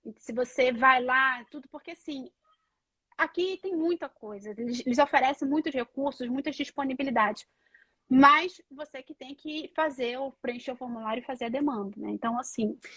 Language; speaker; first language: Portuguese; native; Portuguese